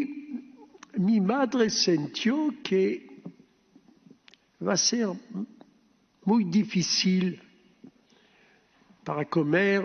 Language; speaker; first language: Spanish; early bilingual, heritage; Ladino